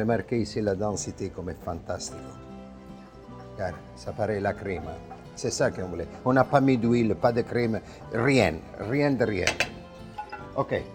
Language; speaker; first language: French; non-native, fluent; Italian